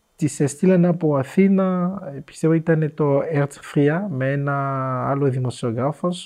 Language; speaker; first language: Greek; non-native, fluent; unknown